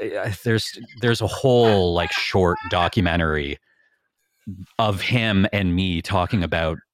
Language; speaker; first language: English; native; English